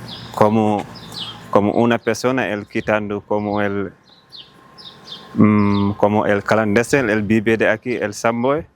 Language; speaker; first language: Spanish; non-native, learner; Fula